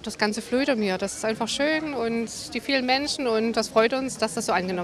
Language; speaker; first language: German; native; German